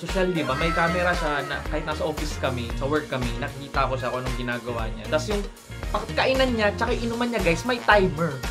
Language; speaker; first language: Filipino; native; Filipino